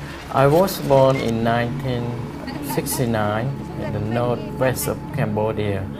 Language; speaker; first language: English; non-native, learner; Khmer